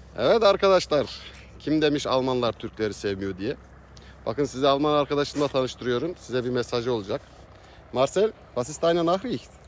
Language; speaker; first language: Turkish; native; Turkish